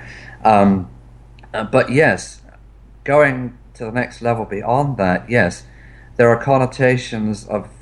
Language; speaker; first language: English; native; English